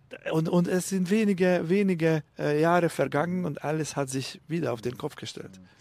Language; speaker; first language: German; non-native, fluent; Hungarian